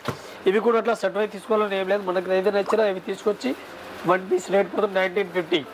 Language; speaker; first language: Telugu; non-native, local second language; Urdu